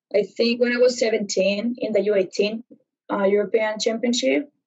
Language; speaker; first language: English; non-native, fluent; Hebrew